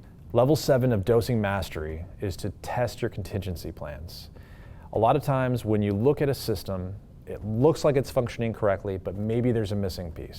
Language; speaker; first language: English; native; English